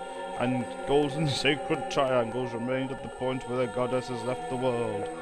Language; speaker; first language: English; native; English